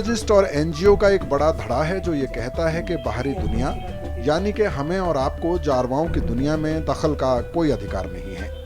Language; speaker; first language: Hindi; native; Hindi